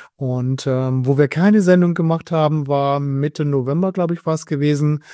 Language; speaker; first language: German; native; German